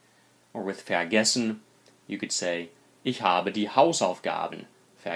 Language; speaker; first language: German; non-native, fluent; English